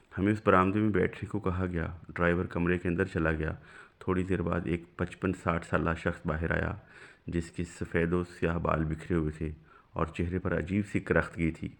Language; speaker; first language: Urdu; non-native, local second language; Punjabi